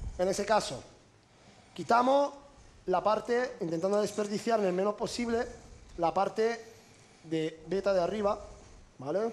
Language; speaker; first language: Spanish; non-native, fluent; Italian